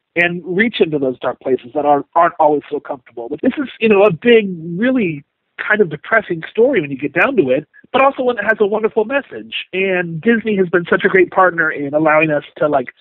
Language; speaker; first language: English; native; English